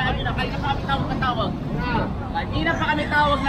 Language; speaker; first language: Filipino; native; Filipino